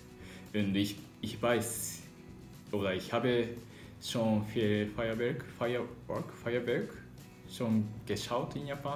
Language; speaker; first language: German; non-native, learner; Japanese